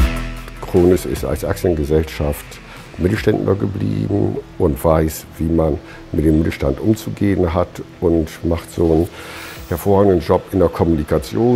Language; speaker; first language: German; native; German